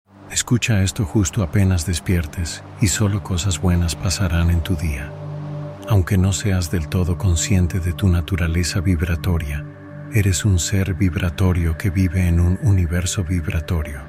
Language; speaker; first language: Spanish; native; Spanish